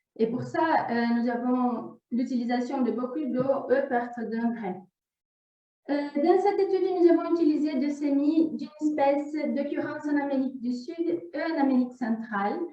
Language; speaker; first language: French; non-native, fluent; Portuguese